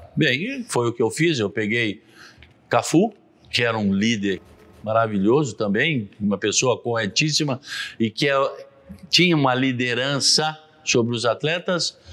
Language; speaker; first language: Portuguese; native; Portuguese